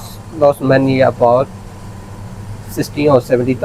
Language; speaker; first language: English; non-native, learner; Thai